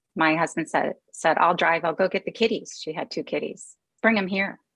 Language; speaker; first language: English; native; English